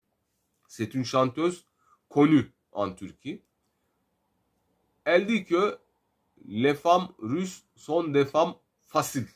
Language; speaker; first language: French; non-native, fluent; Turkish